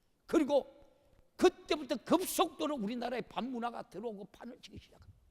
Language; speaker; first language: Korean; native; Korean